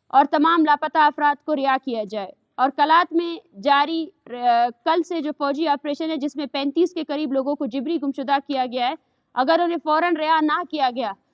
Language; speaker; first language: Urdu; non-native, local second language; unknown